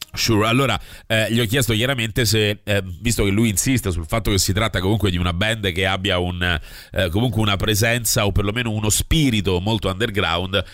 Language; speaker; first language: Italian; native; Italian